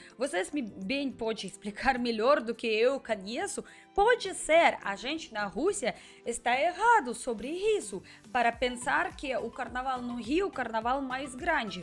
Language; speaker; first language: Portuguese; non-native, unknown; Russian